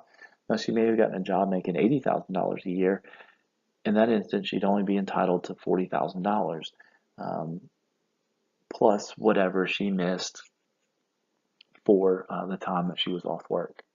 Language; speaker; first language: English; native; English